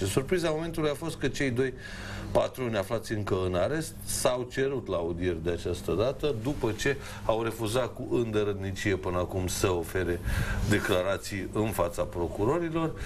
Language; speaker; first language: Romanian; native; Romanian